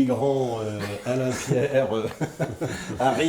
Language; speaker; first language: French; native; French